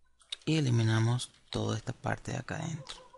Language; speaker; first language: Spanish; native; Spanish